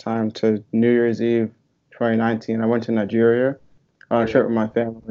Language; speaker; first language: English; native; English